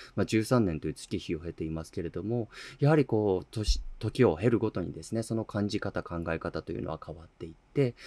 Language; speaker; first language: Japanese; native; Japanese